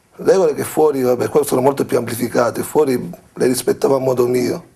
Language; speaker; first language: Italian; native; Italian